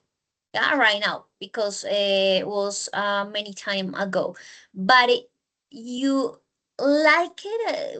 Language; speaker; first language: English; non-native, learner; Spanish